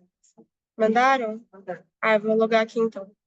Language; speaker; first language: Portuguese; native; Portuguese